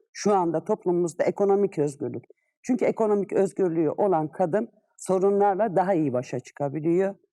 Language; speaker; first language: Turkish; native; Turkish